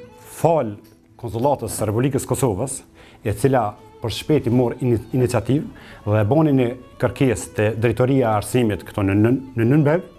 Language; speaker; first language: Albanian; native; Albanian